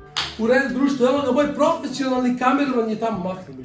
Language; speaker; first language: Croatian; native; Croatian